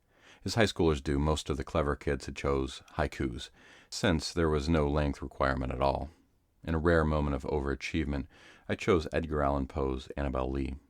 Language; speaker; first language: English; native; English